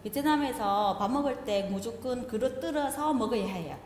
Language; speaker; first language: Korean; non-native, learner; Vietnamese